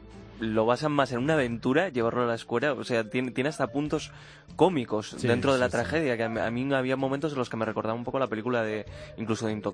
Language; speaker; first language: Spanish; native; Spanish